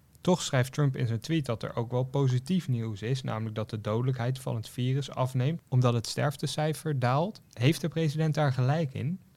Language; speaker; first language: Dutch; native; Dutch